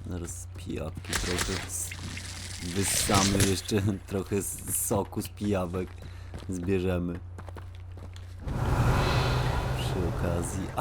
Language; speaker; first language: Polish; native; Polish